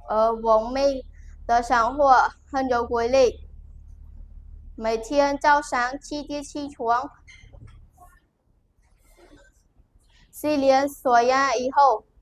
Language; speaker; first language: Chinese; non-native, learner; Khmer